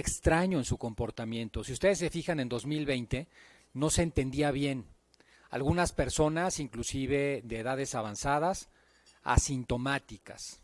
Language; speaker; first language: Spanish; native; Spanish